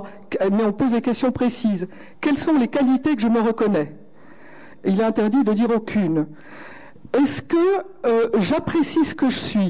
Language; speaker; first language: French; native; French